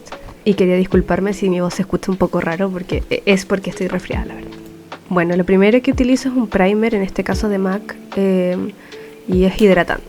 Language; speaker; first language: Spanish; native; Spanish